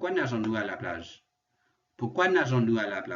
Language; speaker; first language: French; non-native, fluent; English